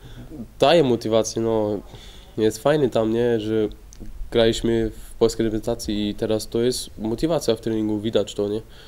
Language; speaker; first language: Polish; early bilingual, heritage; Polish